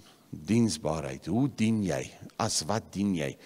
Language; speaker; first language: Afrikaans; native; Afrikaans